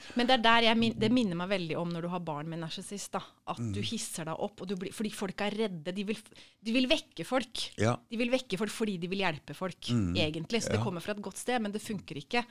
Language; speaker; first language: Norwegian; native; Norwegian